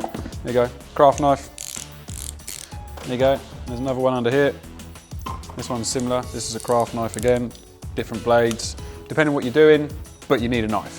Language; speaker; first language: English; native; English